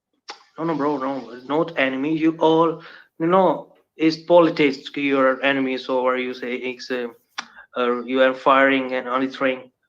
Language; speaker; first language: English; non-native, learner; Punjabi